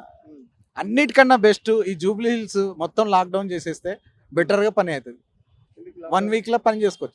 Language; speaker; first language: Telugu; native; Telugu